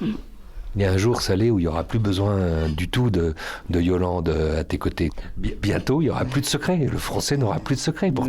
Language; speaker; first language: French; native; French